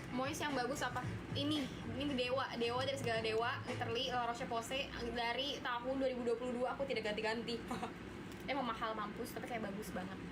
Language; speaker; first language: Indonesian; native; Indonesian